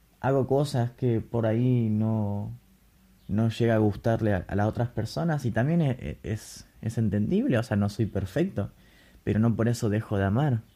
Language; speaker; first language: Spanish; native; Spanish